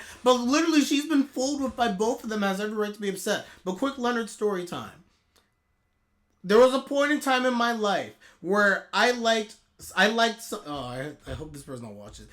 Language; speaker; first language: English; native; English